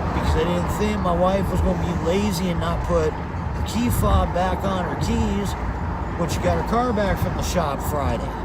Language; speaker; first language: English; native; English